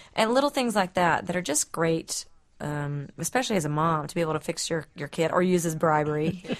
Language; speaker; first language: English; native; English